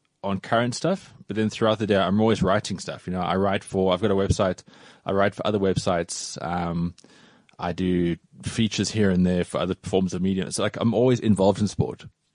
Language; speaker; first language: English; native; English